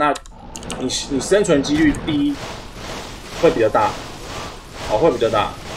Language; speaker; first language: Chinese; native; Chinese